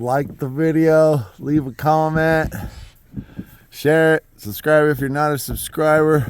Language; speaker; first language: English; native; English